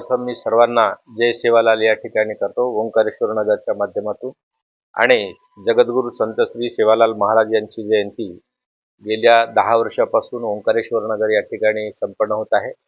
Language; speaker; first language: Marathi; non-native, local second language; Lambadi